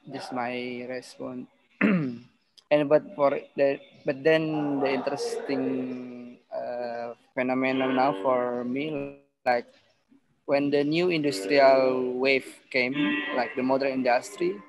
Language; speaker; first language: English; non-native, learner; Indonesian